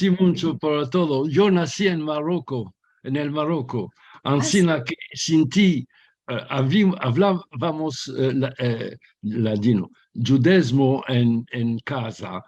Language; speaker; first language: Spanish; early bilingual, heritage; Ladino